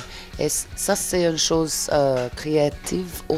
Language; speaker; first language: French; non-native, fluent; English